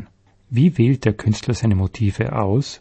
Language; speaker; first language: German; native; German